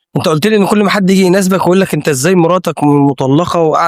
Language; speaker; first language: Arabic; native; Arabic